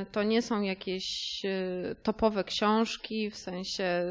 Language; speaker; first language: Polish; native; Polish